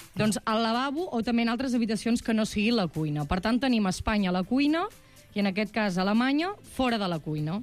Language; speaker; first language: Catalan; native; Catalan